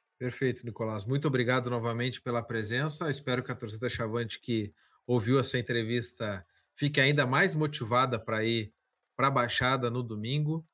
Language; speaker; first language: Portuguese; native; Portuguese